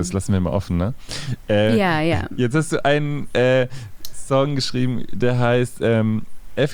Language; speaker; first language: German; native; German